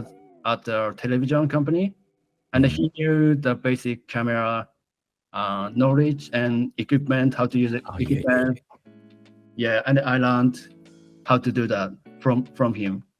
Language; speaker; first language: English; non-native, learner; Japanese